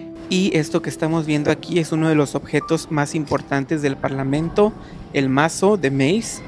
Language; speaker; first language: Spanish; native; Spanish